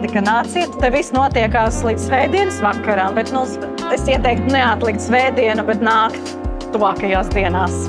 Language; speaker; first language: Latvian; native; Latvian